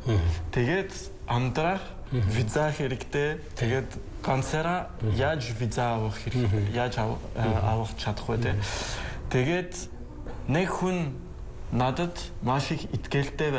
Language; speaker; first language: Mongolian; non-native, learner; French